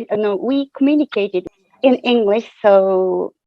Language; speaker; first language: English; non-native, fluent; Japanese